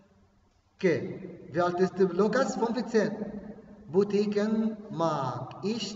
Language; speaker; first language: German; non-native, fluent; Arabic